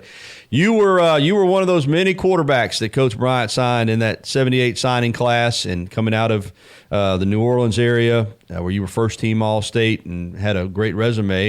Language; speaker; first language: English; native; English